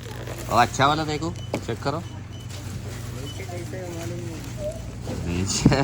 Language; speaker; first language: Hindi; non-native, local second language; Malayalam